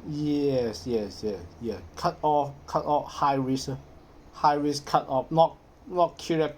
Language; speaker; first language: English; non-native, learner; Cantonese